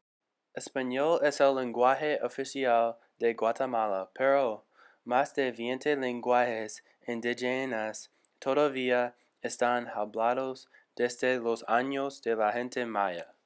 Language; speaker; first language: Spanish; non-native, learner; English